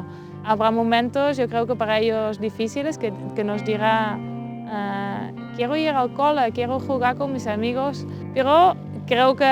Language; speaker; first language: Spanish; non-native, fluent; Dutch